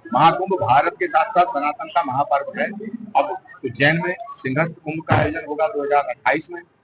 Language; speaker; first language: Hindi; native; Hindi